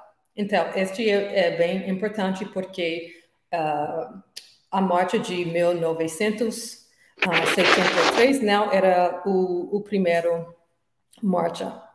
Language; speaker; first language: Portuguese; non-native, learner; English